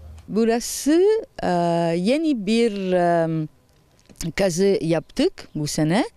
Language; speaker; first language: Turkish; non-native, learner; Italian